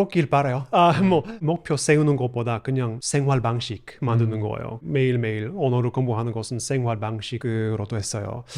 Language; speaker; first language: Korean; non-native, fluent; English